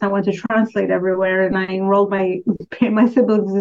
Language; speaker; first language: English; non-native, fluent; Albanian